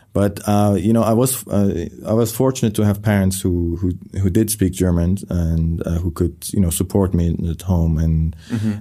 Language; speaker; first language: English; non-native, fluent; Persian